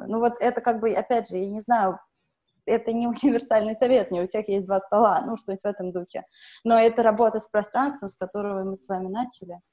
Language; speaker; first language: Russian; native; Russian